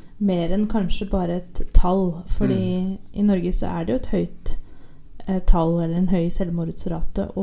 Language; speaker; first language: Norwegian; native; Norwegian